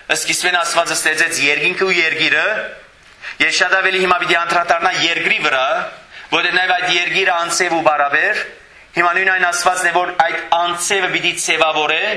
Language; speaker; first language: Armenian; native; Armenian